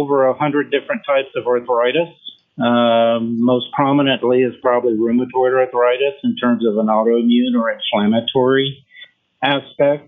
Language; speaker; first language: English; early bilingual, other home language; French